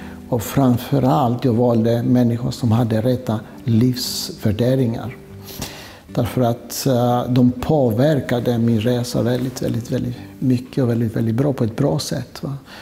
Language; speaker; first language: Swedish; non-native, fluent; Greek